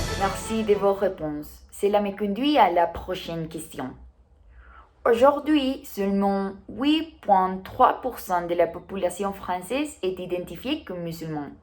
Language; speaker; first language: French; non-native, fluent; Spanish